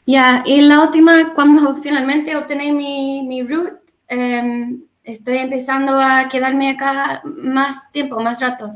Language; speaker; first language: Spanish; non-native, learner; English